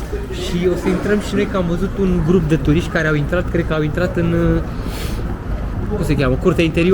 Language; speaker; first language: Romanian; native; Romanian